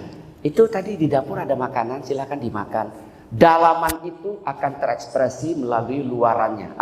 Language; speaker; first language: Indonesian; native; Indonesian